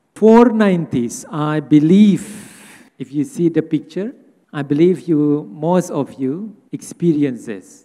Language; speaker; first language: English; non-native, fluent; Indonesian